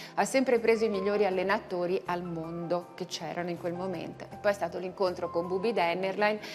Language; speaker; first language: Italian; native; Italian